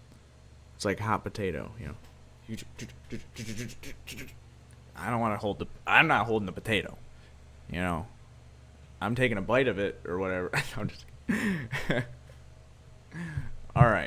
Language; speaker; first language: English; native; English